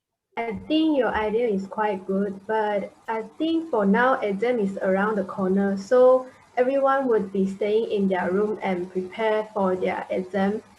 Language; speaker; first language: English; non-native, local second language; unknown